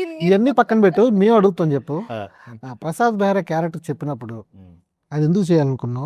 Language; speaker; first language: Telugu; native; Telugu